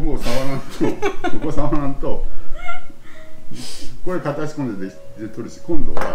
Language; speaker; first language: Japanese; native; Japanese